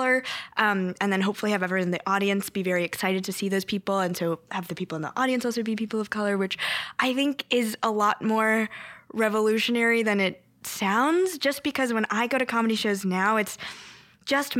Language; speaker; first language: English; early bilingual, other home language; Korean